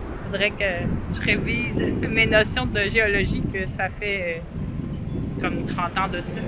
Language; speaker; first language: French; native; French